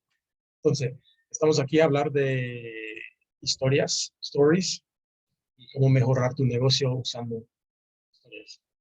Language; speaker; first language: Spanish; non-native, learner; English